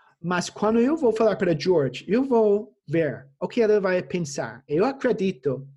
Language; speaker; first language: Portuguese; non-native, fluent; English